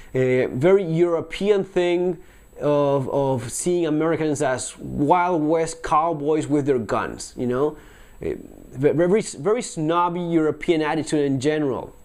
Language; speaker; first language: English; non-native, fluent; Spanish